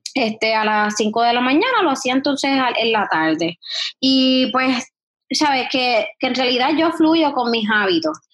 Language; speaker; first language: Spanish; native; Spanish